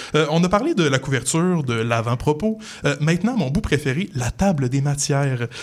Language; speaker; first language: French; native; French